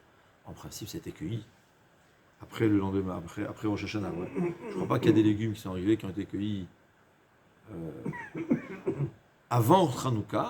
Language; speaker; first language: French; native; French